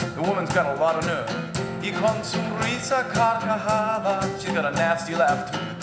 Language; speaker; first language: English; native; English